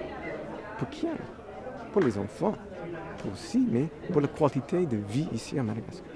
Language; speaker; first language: French; non-native, fluent; English